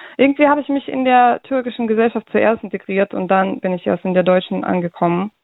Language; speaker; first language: German; early bilingual, other home language; Russian